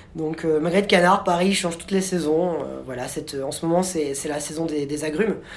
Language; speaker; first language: French; native; French